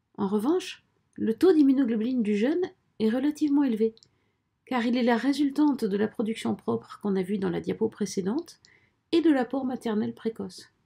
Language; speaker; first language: French; native; French